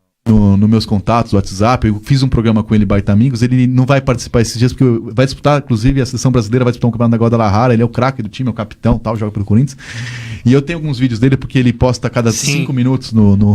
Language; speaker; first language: Portuguese; native; Portuguese